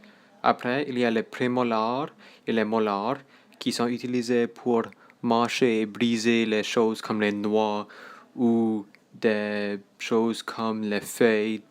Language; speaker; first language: French; non-native, local second language; English